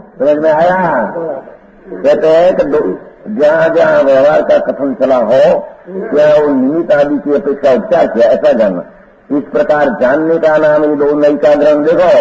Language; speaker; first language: Hindi; non-native, local second language; Gujarati